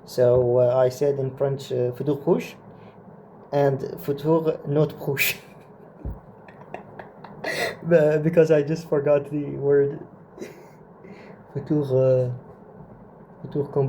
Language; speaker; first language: English; non-native, fluent; Arabic